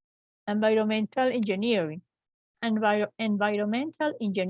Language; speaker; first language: English; non-native, fluent; Spanish